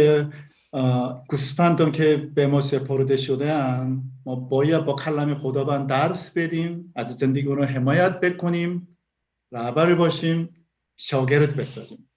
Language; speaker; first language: Persian; non-native, learner; Korean